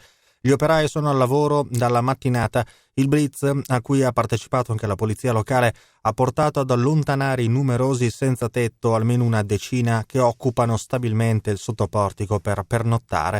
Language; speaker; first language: Italian; native; Italian